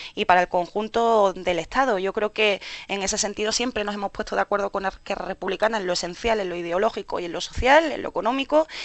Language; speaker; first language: Spanish; native; Spanish